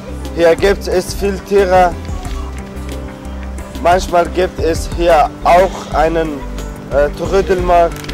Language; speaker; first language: German; non-native, learner; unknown